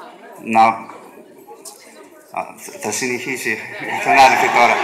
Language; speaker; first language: Greek; non-native, learner; Russian